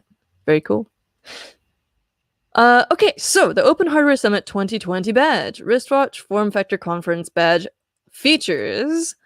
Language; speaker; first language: English; native; English